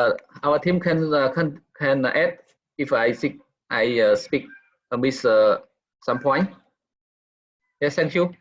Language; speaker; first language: English; non-native, learner; Khmer